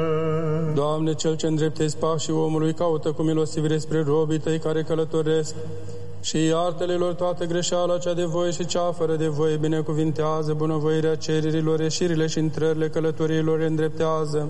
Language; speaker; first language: Romanian; native; Romanian